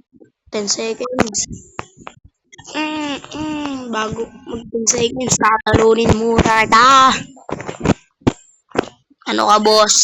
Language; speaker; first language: Filipino; native; Filipino